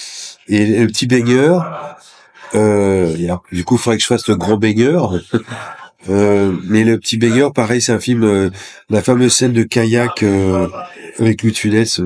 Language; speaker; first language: French; native; French